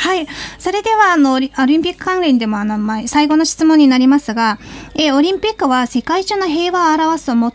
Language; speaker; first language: Japanese; non-native, fluent; Mongolian